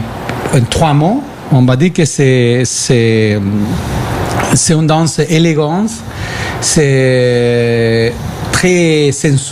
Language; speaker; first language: French; non-native, fluent; Spanish